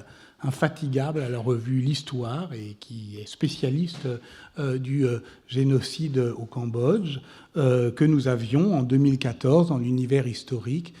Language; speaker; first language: French; native; French